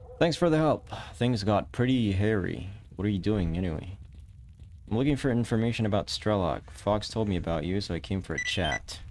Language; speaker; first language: English; non-native, local second language; Filipino